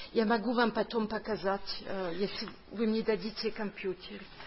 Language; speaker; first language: Russian; non-native, learner; French